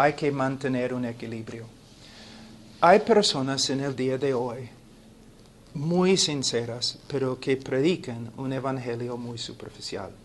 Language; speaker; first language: Spanish; non-native, fluent; English